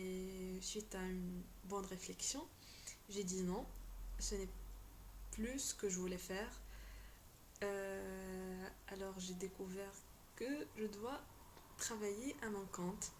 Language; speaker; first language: French; non-native, local second language; Arabic